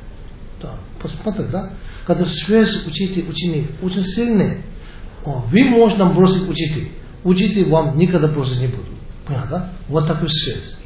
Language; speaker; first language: Russian; non-native, learner; Tibetan